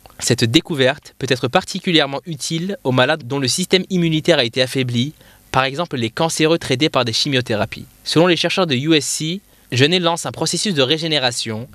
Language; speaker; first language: French; non-native, local second language; Arabic